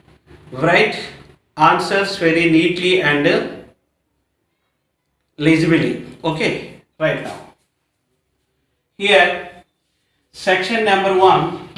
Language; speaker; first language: English; non-native, local second language; Telugu